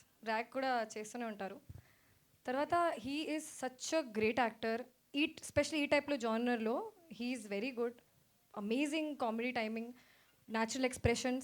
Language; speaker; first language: Telugu; non-native, local second language; Hindi